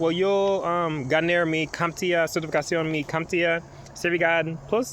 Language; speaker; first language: Spanish; non-native, learner; English